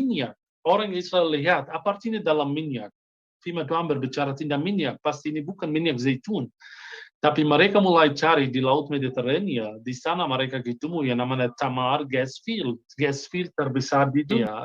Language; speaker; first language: Indonesian; non-native, fluent; Hebrew